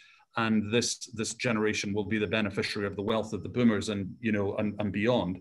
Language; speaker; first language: English; native; English